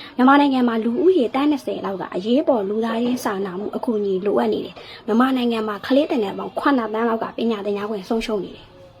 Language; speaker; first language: Burmese; non-native, local second language; Hakha Chin